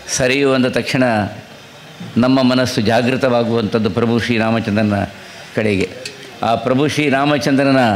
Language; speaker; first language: Kannada; non-native, local second language; Tulu